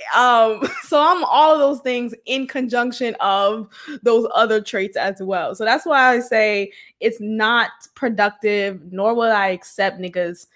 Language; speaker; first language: English; early bilingual, other home language; Haitian Creole